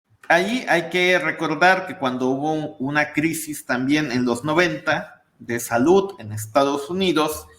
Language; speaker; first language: Spanish; native; Spanish